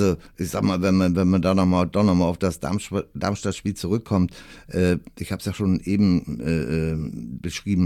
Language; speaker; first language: German; native; German